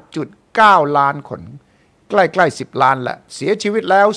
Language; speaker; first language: Thai; native; Thai